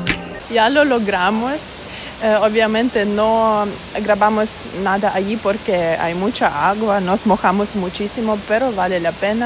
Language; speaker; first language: Spanish; non-native, fluent; Russian